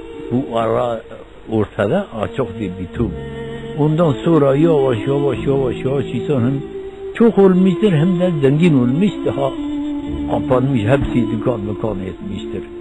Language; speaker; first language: Turkish; non-native, local second language; Kurdish